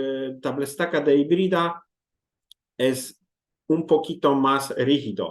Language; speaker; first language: Spanish; non-native, learner; Polish